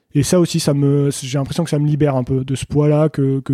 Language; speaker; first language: French; native; French